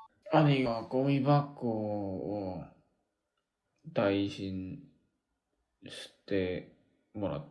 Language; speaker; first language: Japanese; non-native, learner; Korean